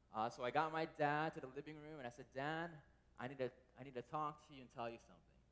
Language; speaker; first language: English; native; English